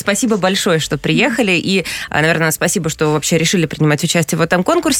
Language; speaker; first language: Russian; native; Russian